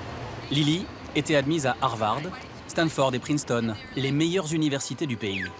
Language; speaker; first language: French; native; French